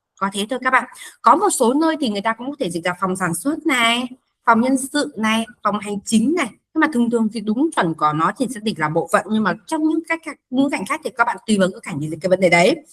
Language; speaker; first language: Vietnamese; native; Vietnamese